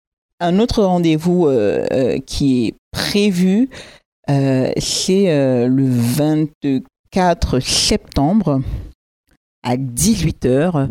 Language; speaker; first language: French; native; French